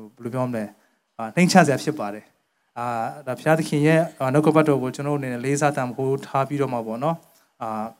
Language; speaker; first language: Burmese; non-native, local second language; Tedim Chin